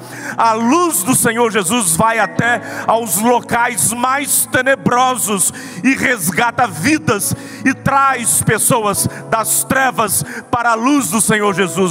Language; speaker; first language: Portuguese; native; Portuguese